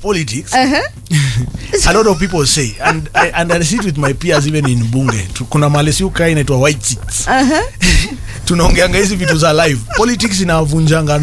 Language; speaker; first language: Swahili; native; Swahili